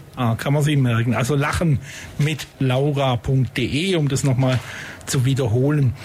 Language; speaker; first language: German; native; German